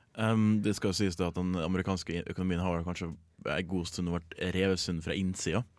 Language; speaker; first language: Norwegian; native; Norwegian